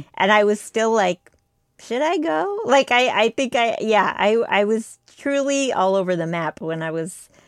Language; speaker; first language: English; native; English